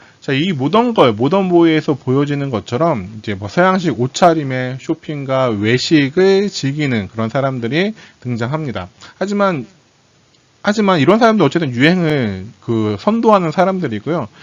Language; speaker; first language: Korean; native; Korean